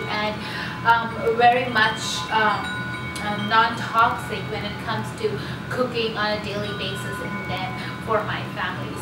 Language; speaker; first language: English; non-native, local second language; Hindi